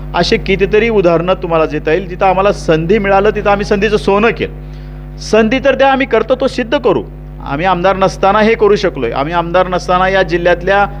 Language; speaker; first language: Marathi; native; Marathi